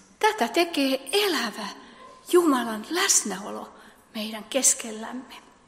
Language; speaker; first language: Finnish; native; Finnish